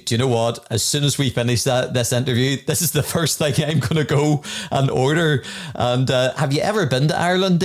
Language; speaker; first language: English; native; English